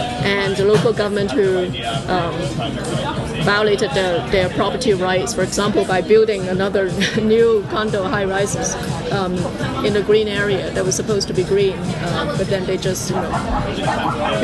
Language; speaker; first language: English; non-native, local second language; Cantonese